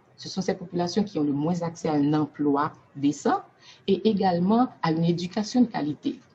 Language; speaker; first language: French; non-native, local second language; Haitian Creole